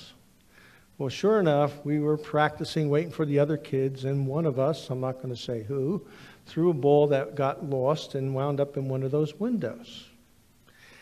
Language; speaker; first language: English; native; English